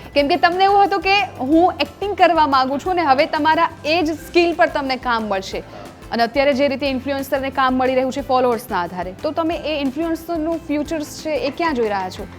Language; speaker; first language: Gujarati; native; Gujarati